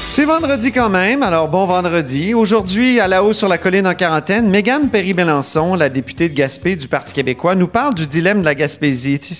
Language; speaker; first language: French; native; French